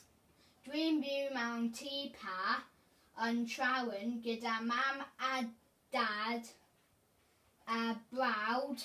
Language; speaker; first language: Welsh; non-native, learner; English